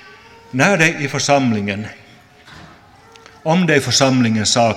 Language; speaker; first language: Swedish; non-native, local second language; Finnish